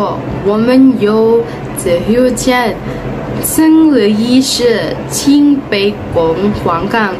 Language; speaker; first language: Chinese; non-native, learner; Malay